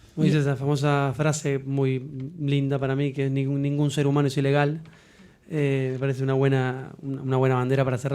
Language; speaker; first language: Spanish; native; Spanish